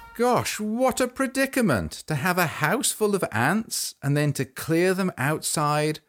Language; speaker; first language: English; native; English